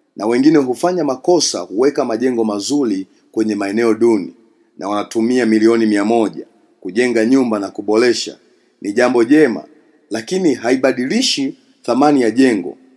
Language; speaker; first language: Swahili; non-native, local second language; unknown